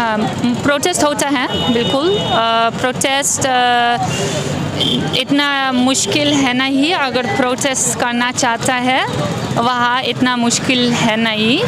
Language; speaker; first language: Hindi; non-native, learner; Dutch